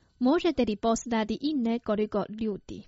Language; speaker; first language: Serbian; non-native, fluent; Chinese